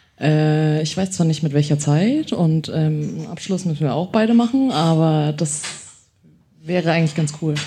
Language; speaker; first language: German; early bilingual, other home language; Chinese